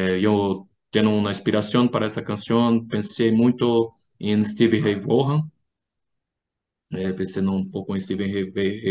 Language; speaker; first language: Spanish; non-native, fluent; Portuguese